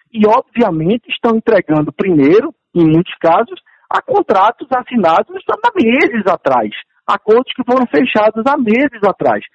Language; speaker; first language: Portuguese; native; Portuguese